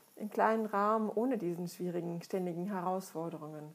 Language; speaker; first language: German; non-native, fluent; Russian